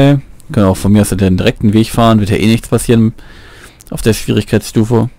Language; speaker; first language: German; native; German